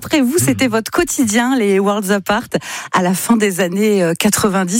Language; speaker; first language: French; native; French